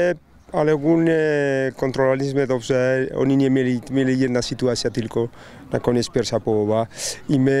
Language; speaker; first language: Polish; non-native, learner; Spanish